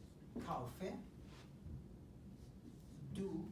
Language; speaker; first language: German; non-native, fluent; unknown